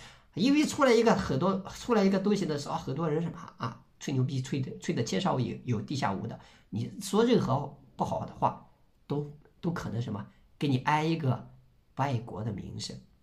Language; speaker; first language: Chinese; native; Chinese